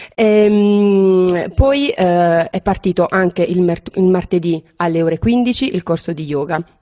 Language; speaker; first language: Italian; native; Italian